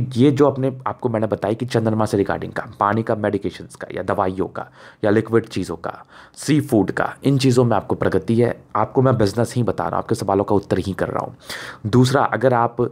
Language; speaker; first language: Hindi; native; Hindi